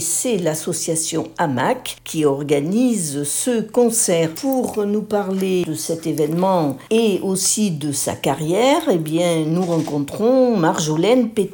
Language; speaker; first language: French; native; French